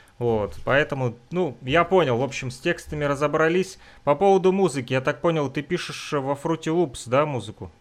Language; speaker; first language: Russian; native; Russian